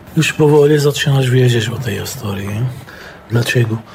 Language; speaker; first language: Polish; non-native, fluent; Arabic